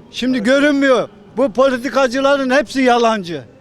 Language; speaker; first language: Turkish; native; Turkish